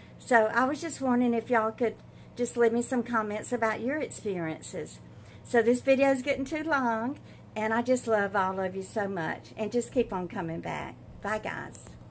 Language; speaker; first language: English; native; English